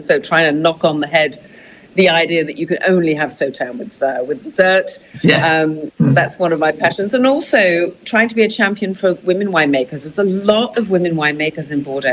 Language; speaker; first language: English; native; English